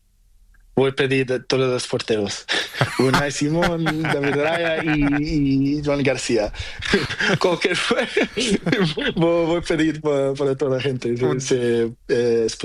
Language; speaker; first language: Spanish; non-native, learner; Portuguese